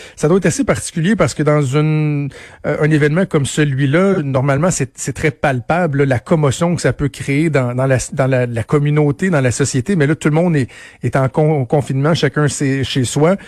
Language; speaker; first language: French; native; French